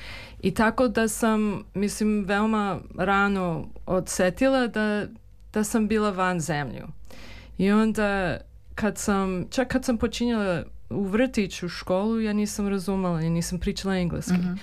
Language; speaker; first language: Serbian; early bilingual, heritage; Serbian